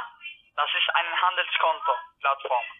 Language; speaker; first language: German; non-native, learner; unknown